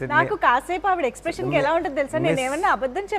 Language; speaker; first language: Telugu; native; Telugu